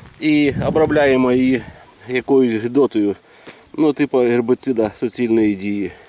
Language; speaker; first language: Ukrainian; native; Ukrainian